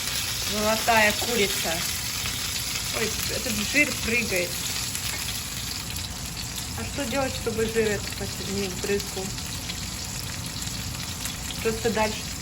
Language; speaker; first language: Russian; early bilingual, other home language; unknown